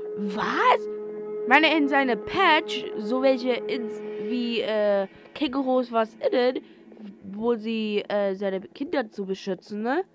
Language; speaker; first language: German; non-native, learner; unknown